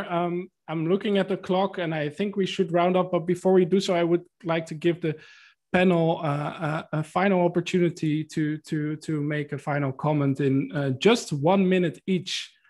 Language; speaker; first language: English; non-native, fluent; Dutch